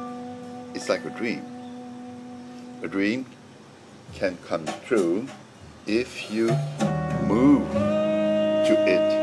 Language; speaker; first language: English; non-native, learner; French